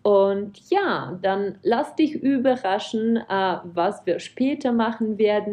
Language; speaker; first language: German; non-native, fluent; Czech